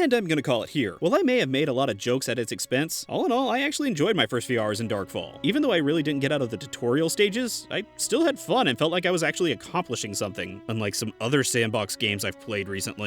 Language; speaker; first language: English; native; English